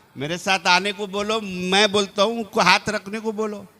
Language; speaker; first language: Hindi; non-native, local second language; Telugu